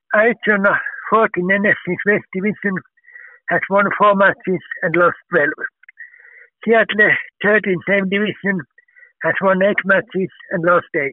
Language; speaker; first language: English; non-native, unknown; Finnish